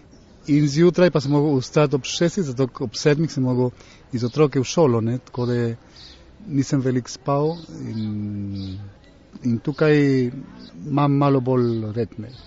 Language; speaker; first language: Slovenian; early bilingual, heritage; Slovenian